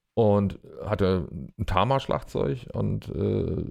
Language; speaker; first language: German; native; German